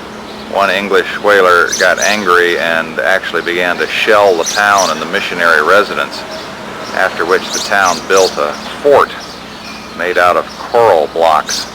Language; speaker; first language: English; native; English